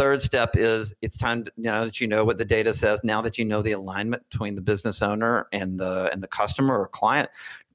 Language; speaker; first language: English; native; English